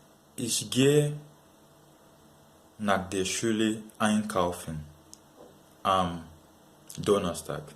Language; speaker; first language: German; non-native, learner; Yoruba